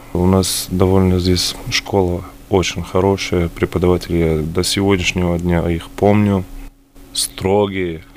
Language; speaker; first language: Russian; early bilingual, other home language; Arabic